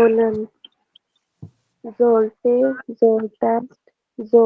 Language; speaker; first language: German; non-native, learner; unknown